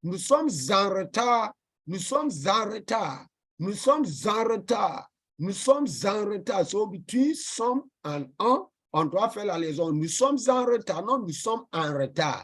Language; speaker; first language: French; non-native, fluent; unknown